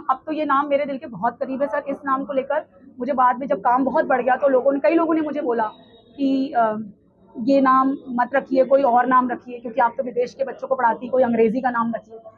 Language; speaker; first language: Hindi; native; Hindi